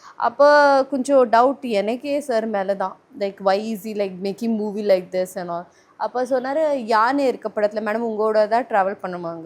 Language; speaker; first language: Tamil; non-native, learner; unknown